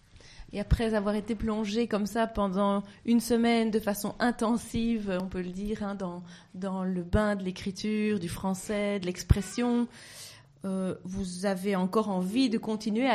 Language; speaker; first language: French; native; French